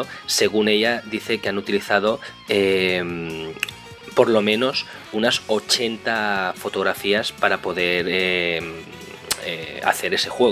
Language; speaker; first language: Spanish; native; Spanish